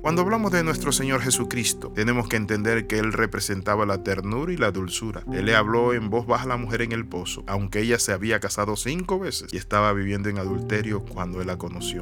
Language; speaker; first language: Spanish; native; Spanish